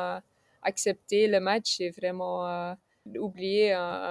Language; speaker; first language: French; non-native, local second language; Dutch